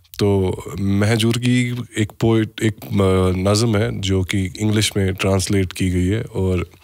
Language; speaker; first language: Hindi; non-native, local second language; Kashmiri